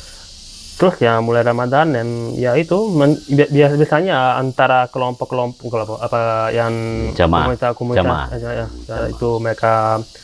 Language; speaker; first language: Indonesian; non-native, fluent; Italian